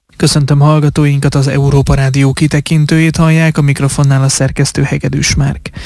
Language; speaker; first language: Hungarian; native; Hungarian